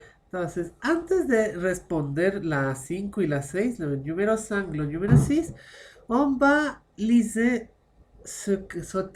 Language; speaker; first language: French; non-native, fluent; Spanish